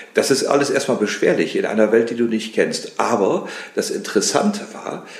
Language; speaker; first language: German; native; German